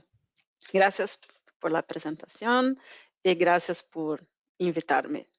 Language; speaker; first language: Spanish; non-native, fluent; Portuguese